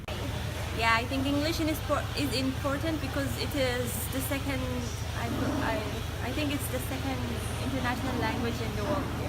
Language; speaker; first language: English; non-native, fluent; Arabic